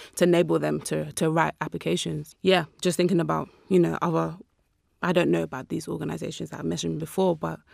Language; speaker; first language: English; native; English